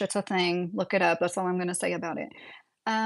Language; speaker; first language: English; native; English